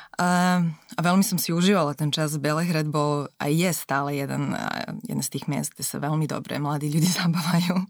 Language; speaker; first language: Slovak; non-native, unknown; Serbian